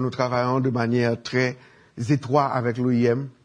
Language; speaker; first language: French; native; French